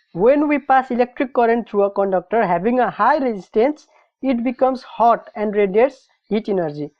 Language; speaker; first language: English; non-native, local second language; Nepali